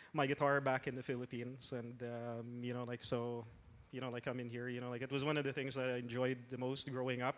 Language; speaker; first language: English; non-native, local second language; Filipino